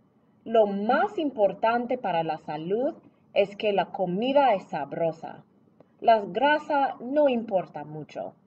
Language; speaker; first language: Spanish; non-native, fluent; English